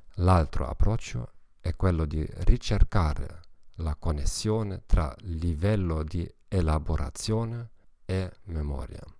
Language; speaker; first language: Italian; non-native, learner; German